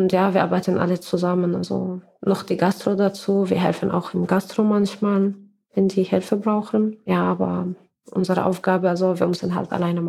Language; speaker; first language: German; non-native, learner; Arabic